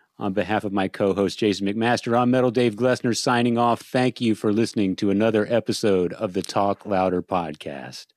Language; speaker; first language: English; native; English